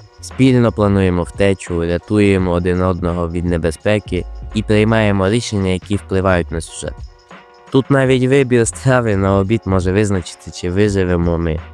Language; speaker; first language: Ukrainian; native; Ukrainian